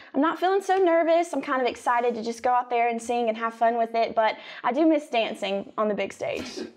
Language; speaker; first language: English; native; English